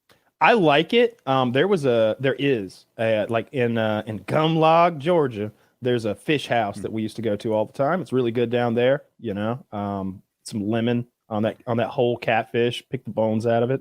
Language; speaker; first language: English; native; English